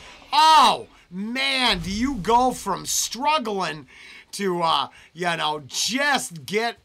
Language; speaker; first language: English; native; English